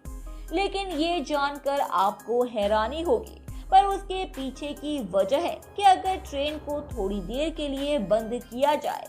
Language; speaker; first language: Hindi; native; Hindi